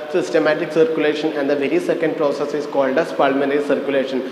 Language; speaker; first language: English; non-native, local second language; Malayalam